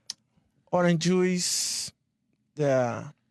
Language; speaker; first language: English; non-native, learner; Portuguese